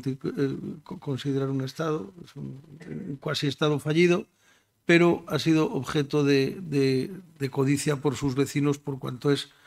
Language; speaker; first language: Spanish; native; Spanish